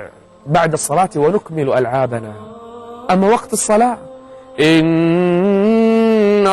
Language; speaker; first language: Arabic; native; Arabic